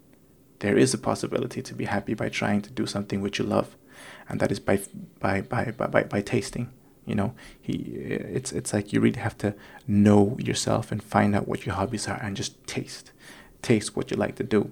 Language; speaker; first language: English; non-native, fluent; Indonesian